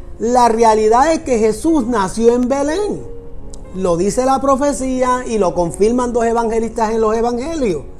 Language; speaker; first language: Spanish; native; Spanish